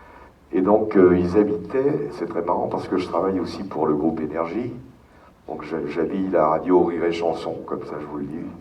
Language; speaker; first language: French; native; French